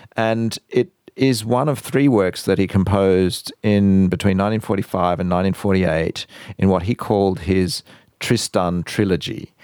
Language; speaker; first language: English; native; English